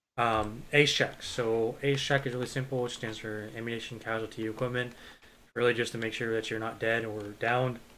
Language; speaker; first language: English; native; English